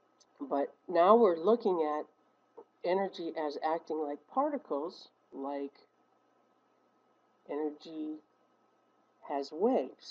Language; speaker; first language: English; native; English